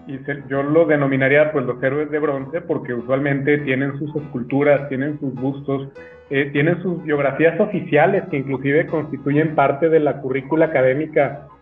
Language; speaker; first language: Spanish; native; Spanish